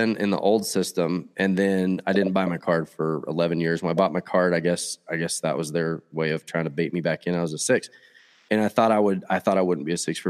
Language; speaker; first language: English; native; English